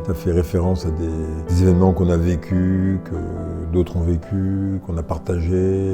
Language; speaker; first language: French; native; French